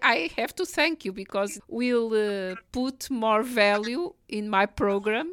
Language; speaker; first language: English; non-native, fluent; Portuguese